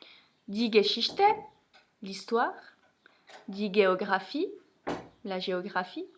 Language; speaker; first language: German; non-native, fluent; French